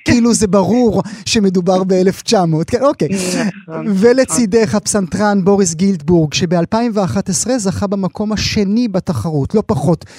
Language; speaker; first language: Hebrew; native; Hebrew